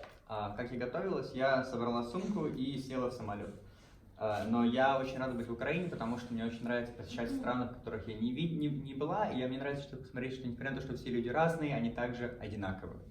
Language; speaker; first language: Russian; native; Russian